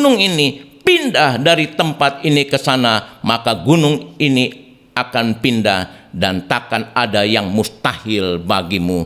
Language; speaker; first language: Indonesian; native; Indonesian